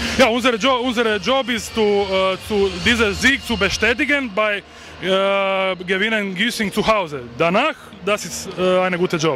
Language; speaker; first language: German; non-native, learner; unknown